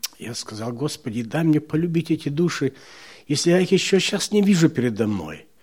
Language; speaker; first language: Russian; non-native, local second language; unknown